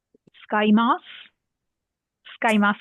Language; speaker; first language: Japanese; non-native, learner; English